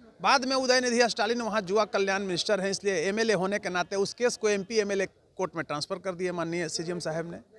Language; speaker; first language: Hindi; native; Hindi